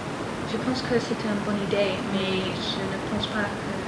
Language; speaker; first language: French; non-native, learner; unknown